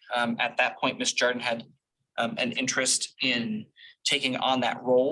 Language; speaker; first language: English; native; English